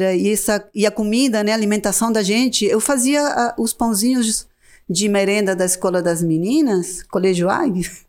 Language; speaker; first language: Portuguese; non-native, fluent; Spanish